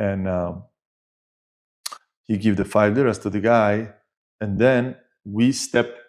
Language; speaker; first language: English; non-native, fluent; Turkish